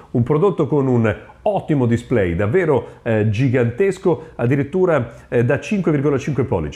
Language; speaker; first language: Italian; native; Italian